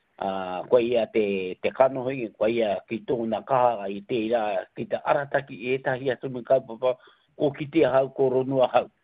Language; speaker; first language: Māori; native; Māori